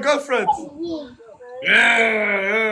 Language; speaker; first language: English; non-native, learner; German